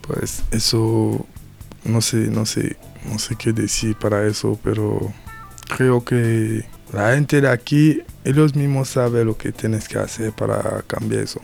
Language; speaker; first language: Spanish; non-native, learner; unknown